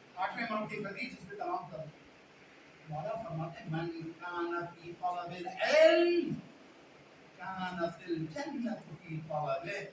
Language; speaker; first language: Urdu; native; Urdu